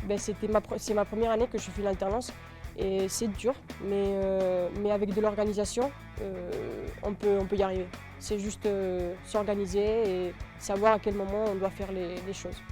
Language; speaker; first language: French; non-native, fluent; Spanish